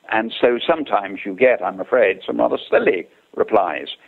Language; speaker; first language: English; native; English